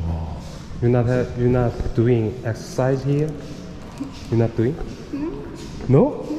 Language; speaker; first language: English; non-native, learner; Korean